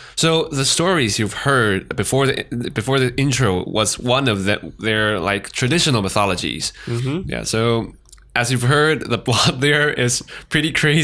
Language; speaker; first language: English; non-native, fluent; Chinese